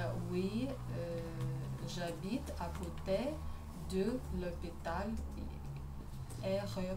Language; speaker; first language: French; non-native, learner; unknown